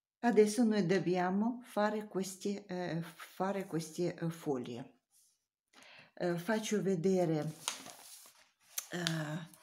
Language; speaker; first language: Italian; non-native, learner; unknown